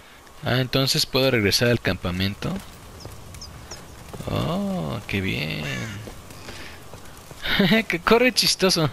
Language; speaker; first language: Spanish; native; Spanish